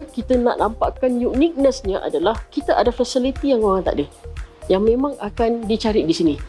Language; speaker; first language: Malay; native; Malay